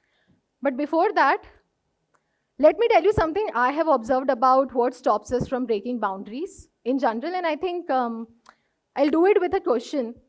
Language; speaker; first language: English; non-native, local second language; Hindi